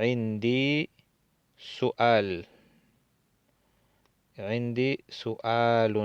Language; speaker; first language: Arabic; non-native, fluent; Spanish